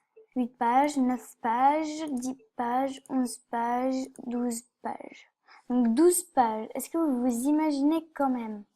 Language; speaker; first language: French; native; French